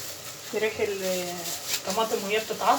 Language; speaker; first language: Arabic; native; Arabic